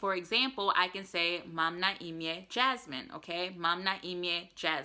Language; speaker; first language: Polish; non-native, learner; English